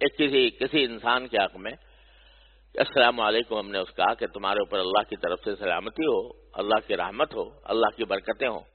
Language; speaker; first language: Urdu; native; Urdu